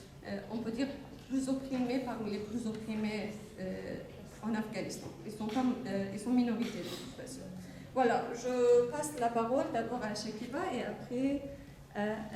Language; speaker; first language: French; non-native, fluent; Persian